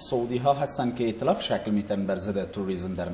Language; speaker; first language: Persian; native; Persian